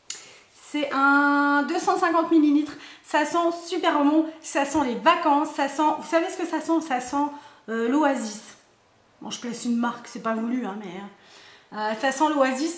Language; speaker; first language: French; native; French